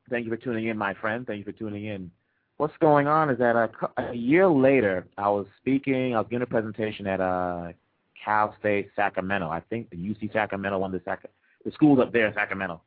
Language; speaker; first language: English; native; English